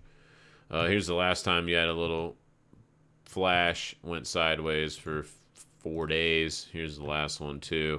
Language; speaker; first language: English; native; English